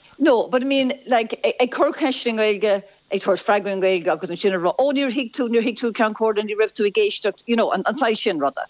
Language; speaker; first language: Irish; non-native, local second language; English